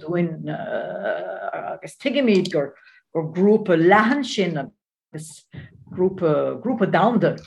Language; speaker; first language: Irish; non-native, learner; Dutch